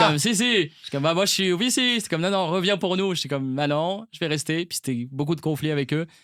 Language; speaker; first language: French; non-native, local second language; Arabic